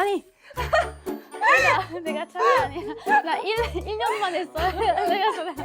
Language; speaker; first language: Korean; non-native, learner; French